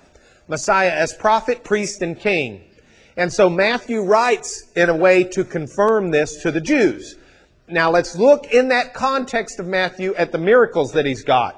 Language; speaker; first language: English; native; English